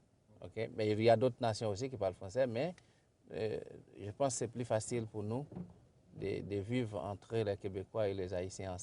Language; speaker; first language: French; non-native, local second language; Haitian Creole